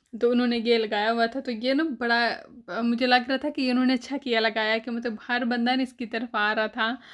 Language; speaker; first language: Urdu; native; Urdu